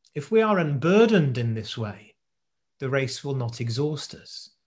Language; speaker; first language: English; native; English